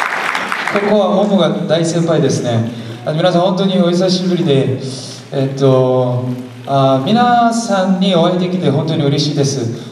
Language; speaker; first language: Japanese; non-native, learner; Korean